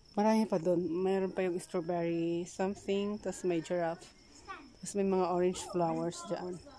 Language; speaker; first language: Filipino; non-native, local second language; Iloko